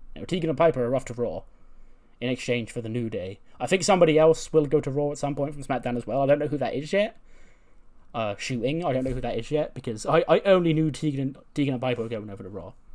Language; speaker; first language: English; native; English